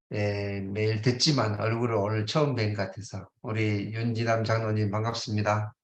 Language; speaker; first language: Korean; native; Korean